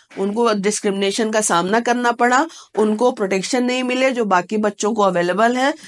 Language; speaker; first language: Hindi; native; Hindi